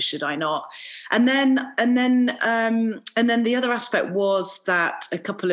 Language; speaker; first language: English; native; English